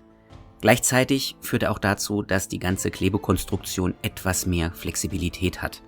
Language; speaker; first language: German; native; German